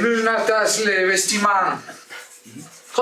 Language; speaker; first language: French; non-native, learner; Spanish